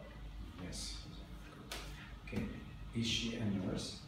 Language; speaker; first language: English; non-native, fluent; Vietnamese